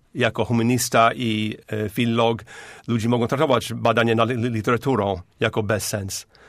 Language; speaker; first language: Polish; non-native, fluent; English